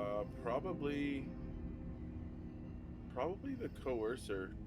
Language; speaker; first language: English; native; English